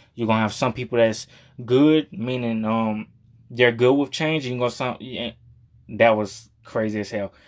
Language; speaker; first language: English; native; English